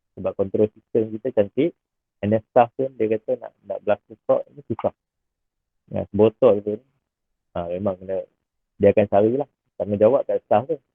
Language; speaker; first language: Malay; native; Malay